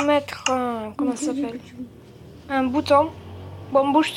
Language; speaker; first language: French; native; French